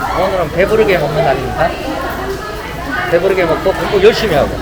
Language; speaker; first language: Korean; native; Korean